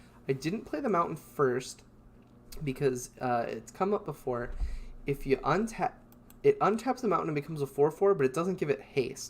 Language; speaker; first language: English; native; English